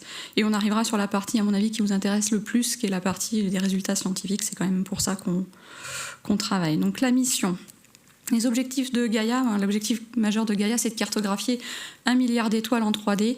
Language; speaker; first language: French; native; French